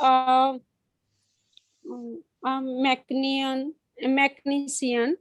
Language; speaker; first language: French; non-native, learner; Hindi